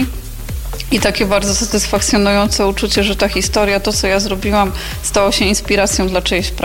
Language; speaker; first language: Polish; native; Polish